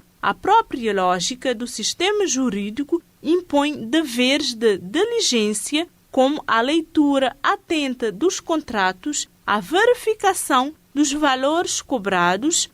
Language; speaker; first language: Portuguese; non-native, local second language; Kabuverdianu